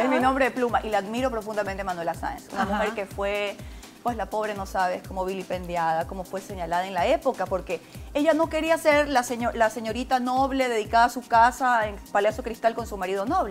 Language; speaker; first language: Spanish; native; Spanish